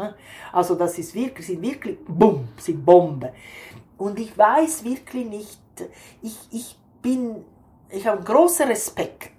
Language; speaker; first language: German; non-native, fluent; Italian